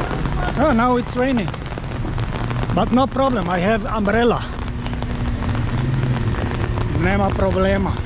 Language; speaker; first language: English; non-native, fluent; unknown